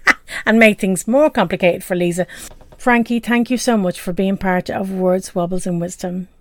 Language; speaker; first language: English; native; English